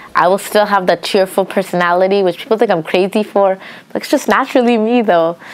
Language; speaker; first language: English; native; English